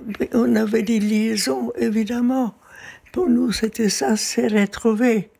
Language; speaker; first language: French; non-native, fluent; German